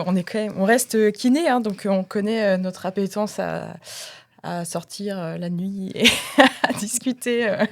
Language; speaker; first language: French; native; French